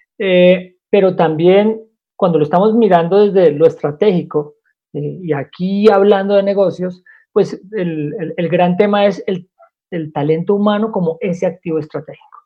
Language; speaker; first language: Spanish; native; Spanish